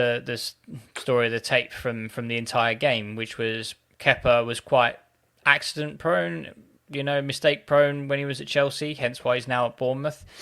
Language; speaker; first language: English; native; English